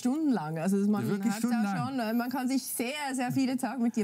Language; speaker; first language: German; native; German